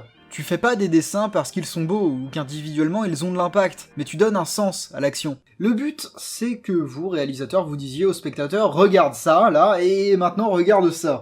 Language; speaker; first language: French; native; French